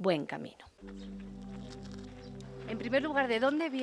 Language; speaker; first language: Spanish; native; Spanish